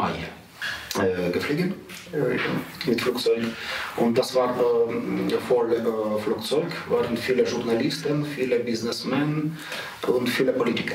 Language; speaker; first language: German; non-native, learner; Ukrainian